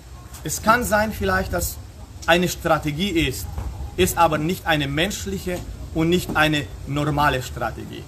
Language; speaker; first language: German; non-native, fluent; Romanian